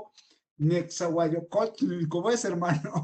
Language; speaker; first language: Spanish; native; Spanish